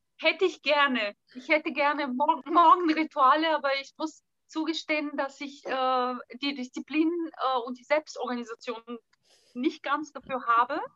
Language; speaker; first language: German; non-native, fluent; Bulgarian